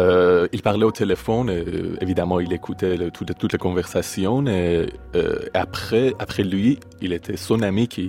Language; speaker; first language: French; non-native, fluent; Persian